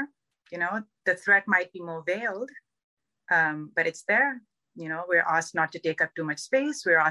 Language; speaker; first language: English; non-native, local second language; Urdu